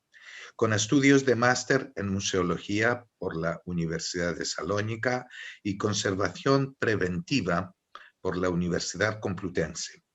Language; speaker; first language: Spanish; non-native, fluent; Greek